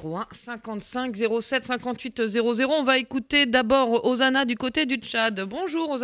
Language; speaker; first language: French; native; French